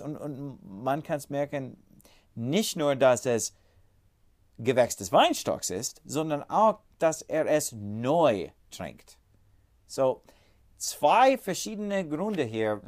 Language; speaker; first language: German; non-native, fluent; English